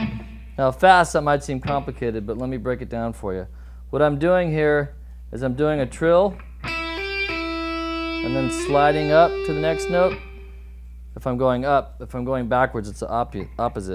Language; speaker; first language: English; native; English